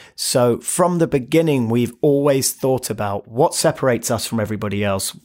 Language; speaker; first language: English; native; English